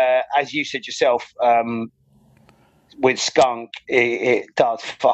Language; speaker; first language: English; native; English